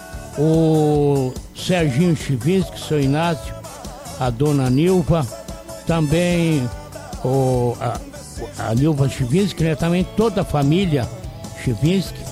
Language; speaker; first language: Portuguese; native; Portuguese